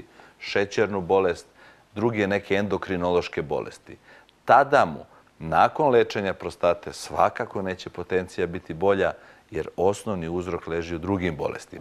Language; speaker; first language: Croatian; native; Croatian